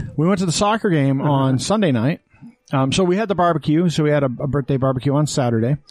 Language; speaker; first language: English; native; English